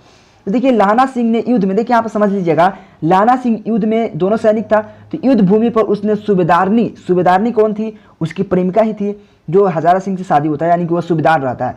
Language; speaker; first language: Hindi; native; Hindi